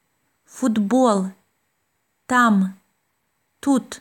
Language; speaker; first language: Russian; non-native, learner; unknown